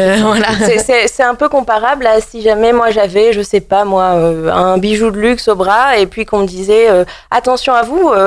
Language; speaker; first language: French; native; French